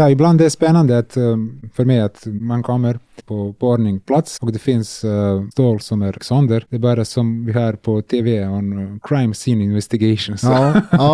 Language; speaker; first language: Swedish; non-native, learner; Serbian